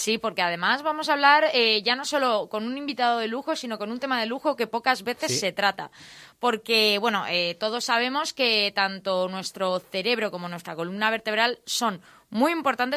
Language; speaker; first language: Spanish; native; Spanish